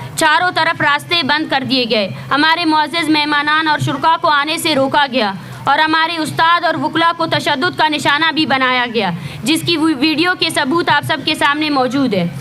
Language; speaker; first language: Urdu; non-native, local second language; Baluchi